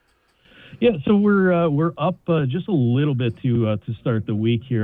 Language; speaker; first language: English; native; English